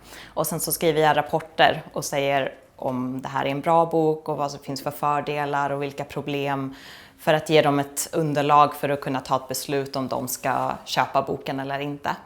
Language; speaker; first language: Swedish; native; Swedish